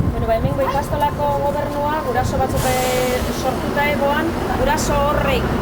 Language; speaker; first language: Basque; native; Basque